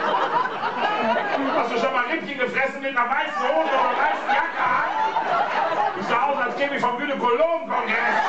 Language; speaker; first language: German; native; German